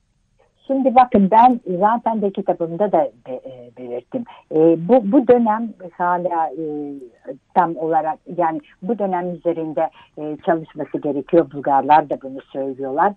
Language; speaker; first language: Turkish; early bilingual, heritage; Turkish